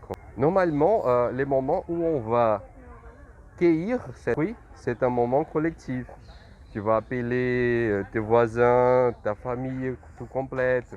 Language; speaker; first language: French; non-native, fluent; Portuguese